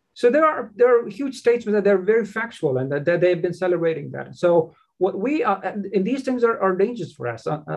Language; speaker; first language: English; non-native, fluent; Persian